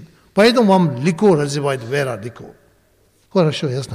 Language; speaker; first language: Russian; non-native, learner; Tibetan